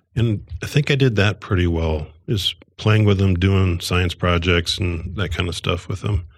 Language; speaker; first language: English; native; English